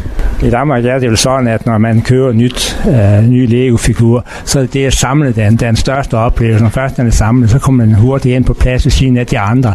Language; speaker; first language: Danish; native; Danish